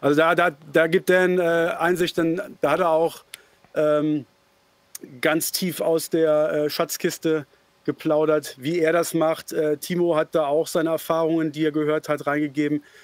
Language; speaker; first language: German; native; German